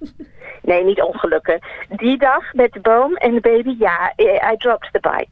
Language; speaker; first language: Dutch; non-native, fluent; English